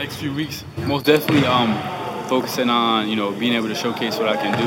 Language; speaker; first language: English; native; English